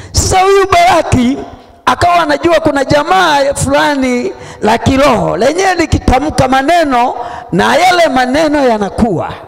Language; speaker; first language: Swahili; non-native, local second language; Sukuma